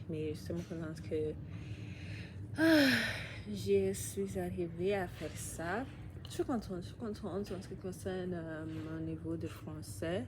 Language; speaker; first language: French; non-native, learner; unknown